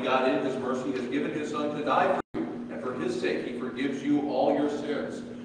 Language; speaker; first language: English; native; English